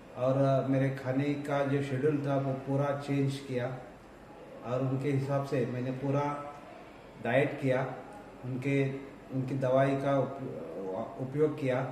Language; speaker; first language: Hindi; non-native, local second language; Marathi